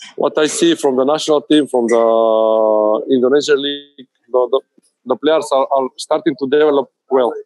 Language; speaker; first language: English; non-native, fluent; Macedonian